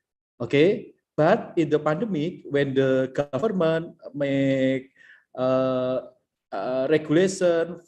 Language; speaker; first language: English; non-native, learner; Indonesian